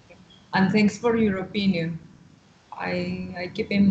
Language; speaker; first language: English; non-native, learner; Spanish